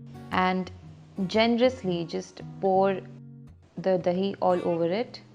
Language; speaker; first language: English; non-native, local second language; Hindi